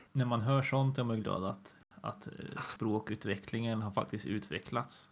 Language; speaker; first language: Swedish; native; Swedish